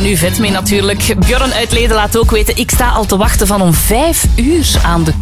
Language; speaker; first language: Dutch; native; Dutch